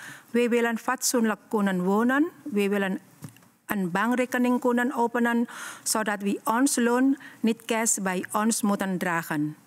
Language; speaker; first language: Dutch; non-native, learner; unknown